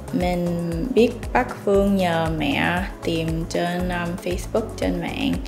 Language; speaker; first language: Vietnamese; early bilingual, heritage; Vietnamese